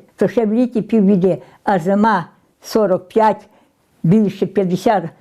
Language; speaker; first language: Ukrainian; native; Ukrainian